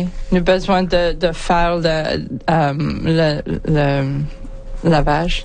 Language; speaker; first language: French; non-native, local second language; English